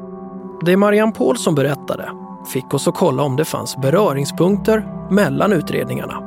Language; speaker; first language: Swedish; native; Swedish